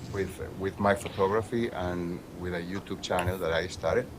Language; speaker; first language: English; non-native, fluent; Spanish